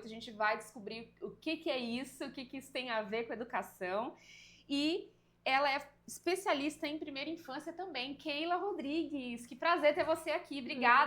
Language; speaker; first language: Portuguese; native; Portuguese